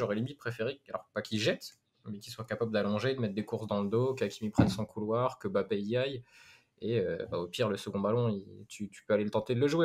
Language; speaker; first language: French; native; French